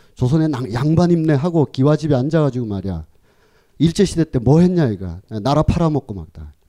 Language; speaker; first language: Korean; native; Korean